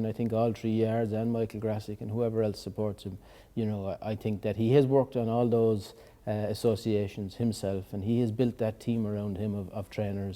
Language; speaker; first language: English; native; English